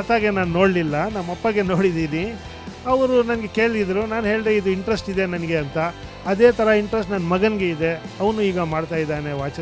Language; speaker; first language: Kannada; non-native, local second language; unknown